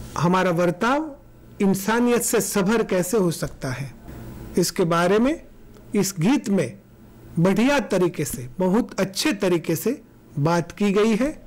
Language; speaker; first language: Hindi; non-native, local second language; Gujarati